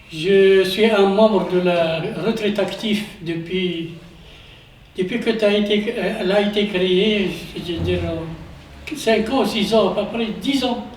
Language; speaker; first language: French; non-native, learner; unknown